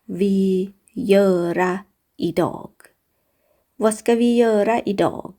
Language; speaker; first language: Swedish; non-native, fluent; Thai